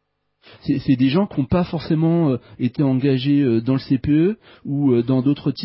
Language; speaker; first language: French; native; French